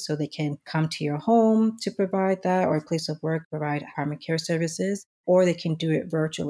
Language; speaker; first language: English; native; English